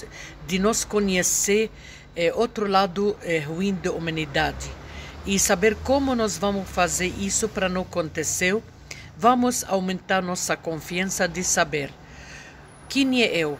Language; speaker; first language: Portuguese; non-native, fluent; Arabic